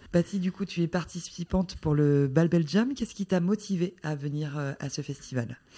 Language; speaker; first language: French; native; French